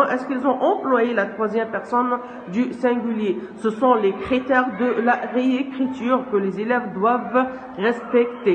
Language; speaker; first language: French; non-native, local second language; Arabic